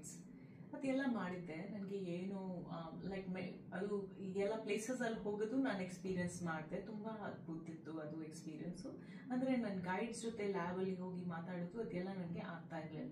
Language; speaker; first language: Kannada; non-native, local second language; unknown